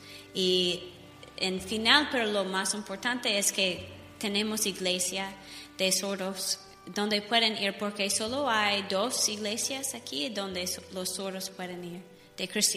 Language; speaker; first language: Spanish; non-native, learner; English